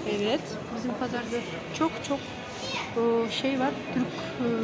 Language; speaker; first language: Turkish; non-native, learner; Kyrgyz